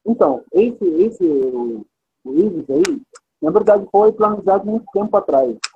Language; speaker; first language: Portuguese; non-native, fluent; Arabic